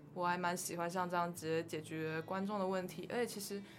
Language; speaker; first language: Chinese; native; Chinese